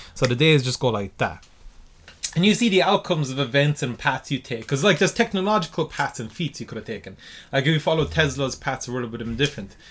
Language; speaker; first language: English; native; English